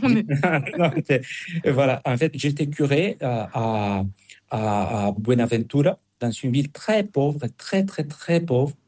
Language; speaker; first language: French; non-native, fluent; Spanish